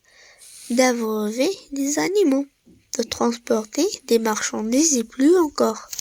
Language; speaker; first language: French; non-native, local second language; Arabic